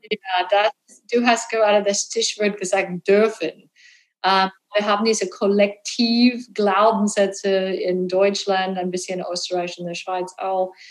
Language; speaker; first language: German; non-native, learner; English